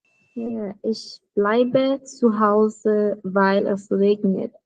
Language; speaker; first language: German; non-native, learner; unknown